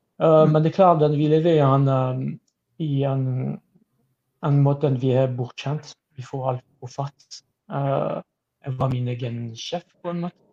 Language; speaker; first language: Norwegian; non-native, fluent; French